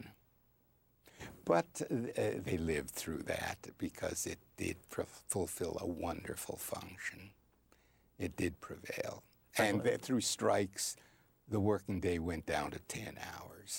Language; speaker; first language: English; native; English